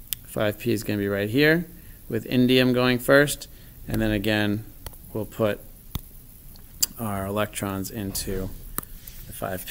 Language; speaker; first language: English; native; English